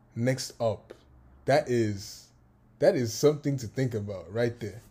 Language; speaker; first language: English; non-native, local second language; Yoruba